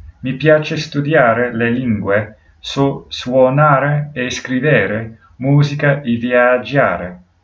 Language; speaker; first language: Italian; non-native, learner; English